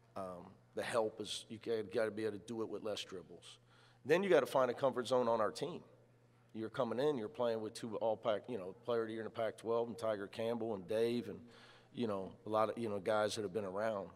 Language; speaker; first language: English; native; English